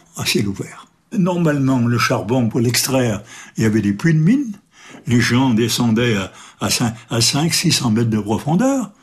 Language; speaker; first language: French; native; French